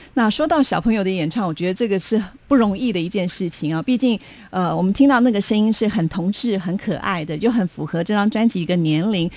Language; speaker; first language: Chinese; native; Chinese